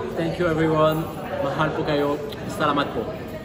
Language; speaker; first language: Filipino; non-native, learner; French